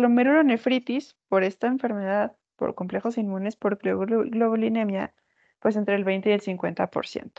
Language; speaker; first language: Spanish; native; Spanish